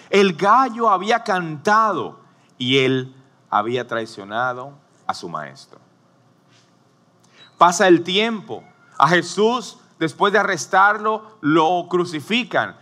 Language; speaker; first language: Spanish; native; Spanish